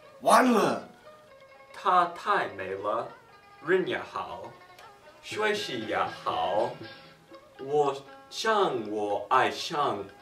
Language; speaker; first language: Chinese; non-native, learner; English